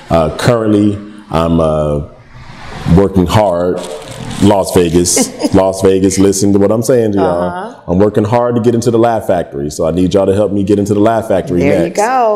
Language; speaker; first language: English; native; English